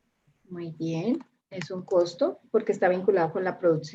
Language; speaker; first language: Spanish; native; Spanish